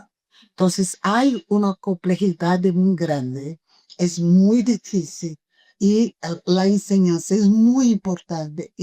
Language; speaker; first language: Spanish; non-native, fluent; Portuguese